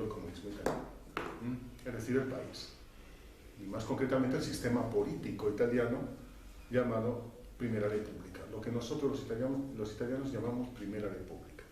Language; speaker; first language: Spanish; non-native, fluent; Italian